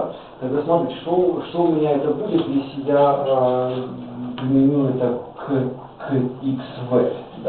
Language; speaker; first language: Russian; native; Russian